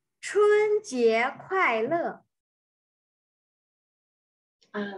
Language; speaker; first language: Chinese; non-native, fluent; English